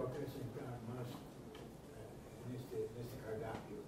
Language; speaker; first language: Portuguese; non-native, fluent; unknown